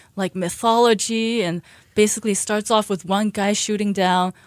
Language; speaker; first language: English; early bilingual, other home language; Chinese